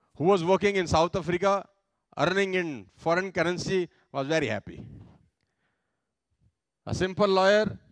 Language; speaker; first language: Hindi; native; Hindi